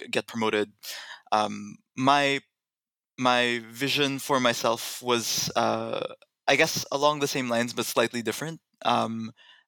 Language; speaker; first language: English; non-native, local second language; Filipino